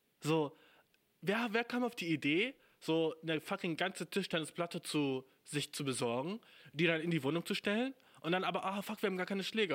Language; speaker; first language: German; native; German